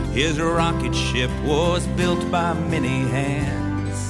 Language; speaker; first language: English; native; English